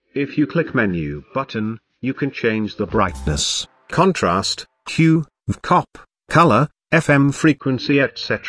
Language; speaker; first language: English; non-native, fluent; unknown